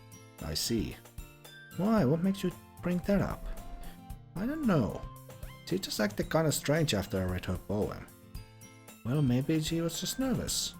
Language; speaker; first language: English; non-native, fluent; Finnish